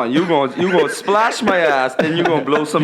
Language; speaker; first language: English; native; English